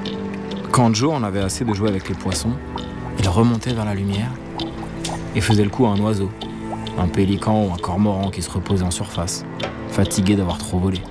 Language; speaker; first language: French; native; French